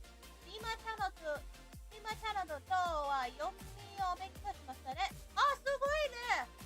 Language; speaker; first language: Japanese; non-native, learner; English